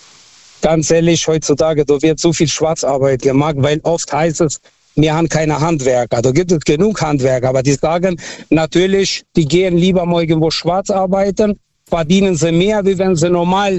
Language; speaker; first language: German; non-native, fluent; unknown